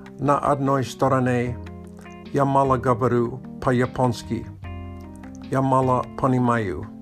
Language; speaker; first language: Russian; non-native, learner; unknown